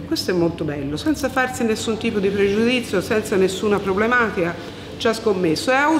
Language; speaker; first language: Italian; native; Italian